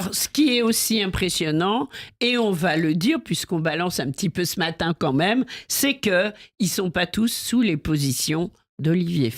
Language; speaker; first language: French; native; French